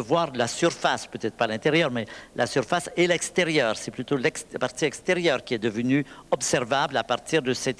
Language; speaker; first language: French; native; French